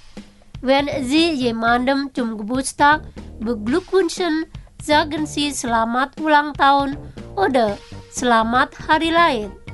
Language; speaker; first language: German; non-native, fluent; Indonesian